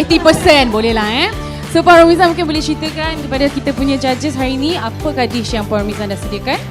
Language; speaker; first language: Malay; native; Malay